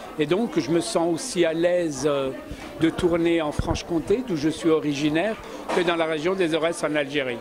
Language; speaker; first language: French; early bilingual, other home language; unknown